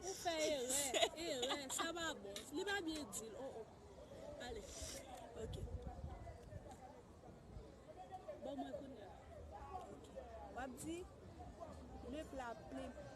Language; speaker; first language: French; non-native, local second language; Haitian Creole